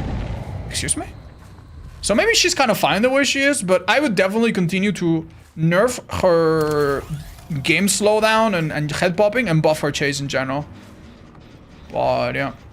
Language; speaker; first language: English; native; English